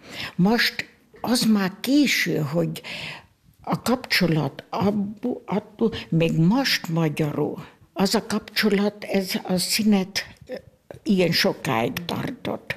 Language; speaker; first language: Hungarian; early bilingual, heritage; Hungarian